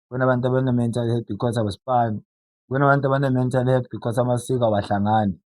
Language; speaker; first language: Zulu; native; Zulu